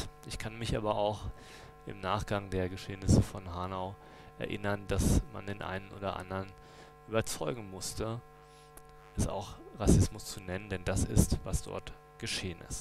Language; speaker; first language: German; native; German